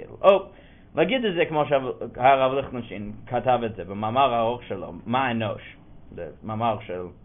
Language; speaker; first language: Hebrew; non-native, fluent; English